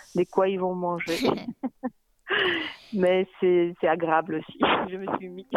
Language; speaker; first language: French; non-native, fluent; Polish